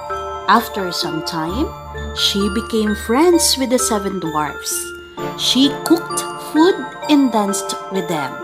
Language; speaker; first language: English; non-native, learner; Indonesian